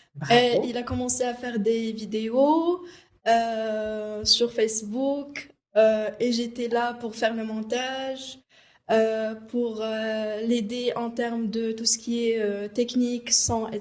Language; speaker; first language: French; non-native, local second language; Arabic